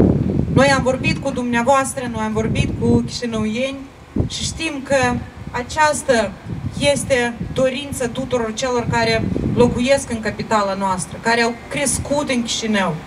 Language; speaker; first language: Romanian; non-native, local second language; Russian